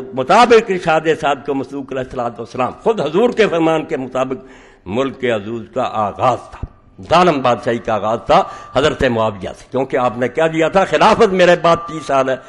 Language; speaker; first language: Urdu; native; Urdu